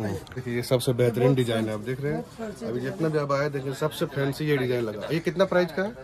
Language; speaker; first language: Hindi; native; Hindi